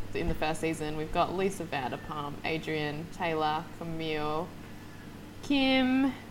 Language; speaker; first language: English; native; English